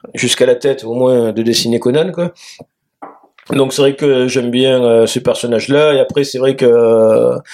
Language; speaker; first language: French; native; French